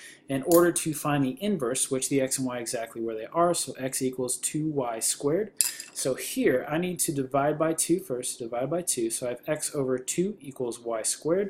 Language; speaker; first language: English; native; English